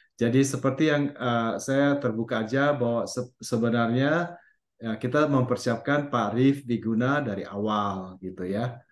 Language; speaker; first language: Indonesian; native; Indonesian